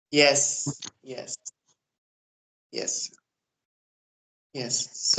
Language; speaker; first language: English; non-native, learner; Turkish